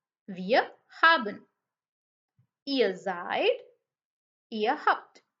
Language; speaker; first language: German; non-native, fluent; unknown